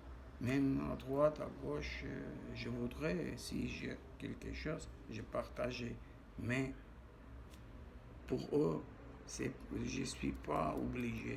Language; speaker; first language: French; non-native, learner; Armenian